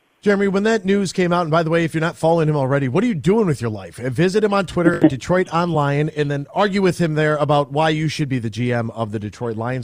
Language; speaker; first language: English; native; English